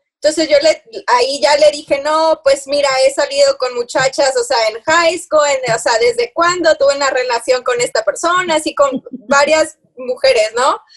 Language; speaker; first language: Spanish; early bilingual, heritage; Spanish